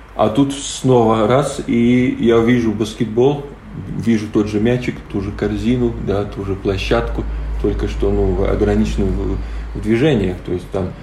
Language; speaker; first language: Russian; non-native, local second language; Polish